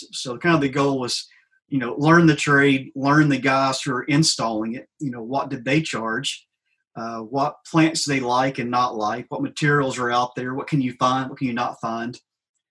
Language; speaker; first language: English; native; English